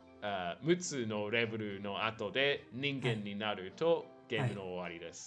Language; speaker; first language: Japanese; non-native, learner; English